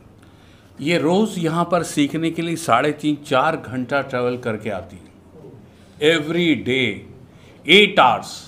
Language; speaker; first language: Hindi; native; Hindi